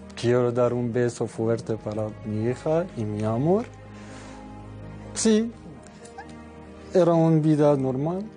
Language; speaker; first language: Spanish; non-native, learner; Persian